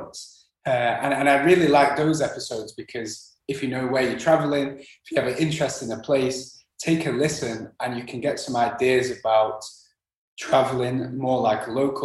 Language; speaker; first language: English; native; English